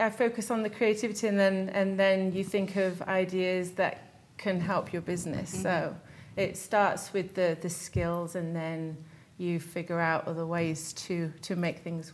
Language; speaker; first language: English; native; English